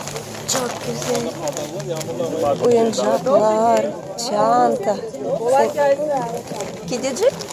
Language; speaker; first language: Turkish; non-native, learner; Russian